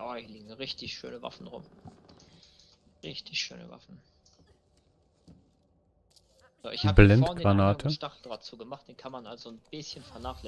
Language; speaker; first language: German; native; German